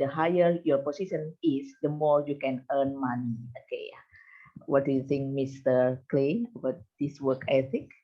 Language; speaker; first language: English; non-native, fluent; Indonesian